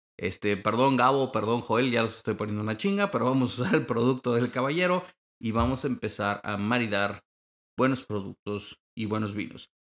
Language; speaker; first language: Spanish; native; Spanish